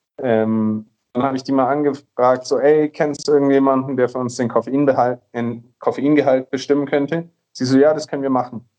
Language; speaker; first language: German; native; German